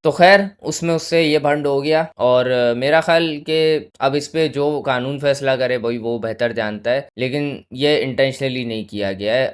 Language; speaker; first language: Urdu; native; Urdu